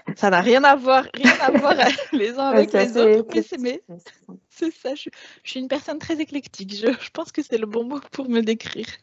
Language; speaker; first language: French; native; French